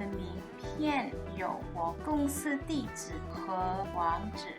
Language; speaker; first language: Chinese; non-native, learner; English